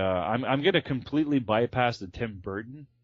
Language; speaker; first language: English; native; English